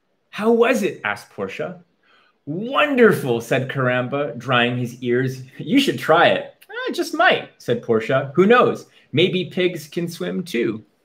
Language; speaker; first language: English; native; English